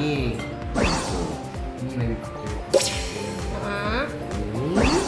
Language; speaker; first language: Indonesian; non-native, fluent; Japanese